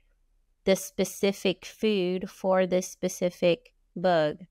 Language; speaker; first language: English; native; English